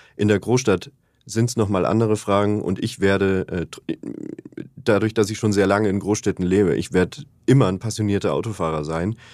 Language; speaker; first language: German; native; German